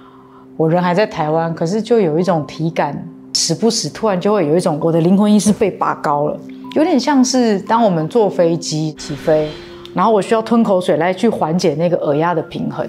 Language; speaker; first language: Chinese; native; Chinese